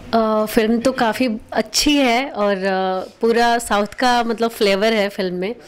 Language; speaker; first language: Hindi; non-native, local second language; Bhojpuri